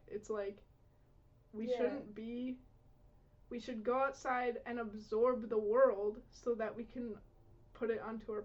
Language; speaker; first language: English; native; English